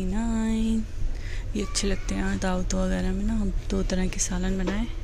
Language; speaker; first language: Urdu; native; Urdu